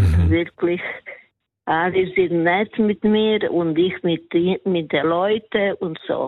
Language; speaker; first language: German; non-native, learner; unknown